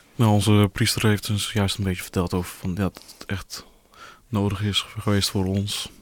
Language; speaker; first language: Dutch; early bilingual, other home language; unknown